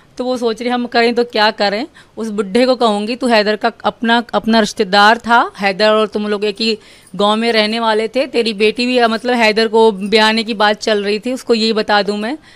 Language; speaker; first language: Urdu; non-native, local second language; Sindhi